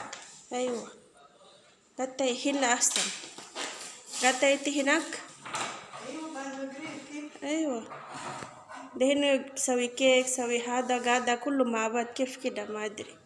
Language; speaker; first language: Arabic; non-native, learner; Bangla